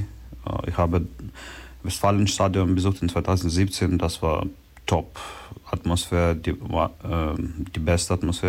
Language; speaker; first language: German; non-native, learner; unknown